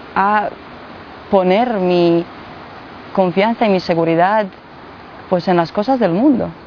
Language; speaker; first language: Spanish; non-native, fluent; Bosnian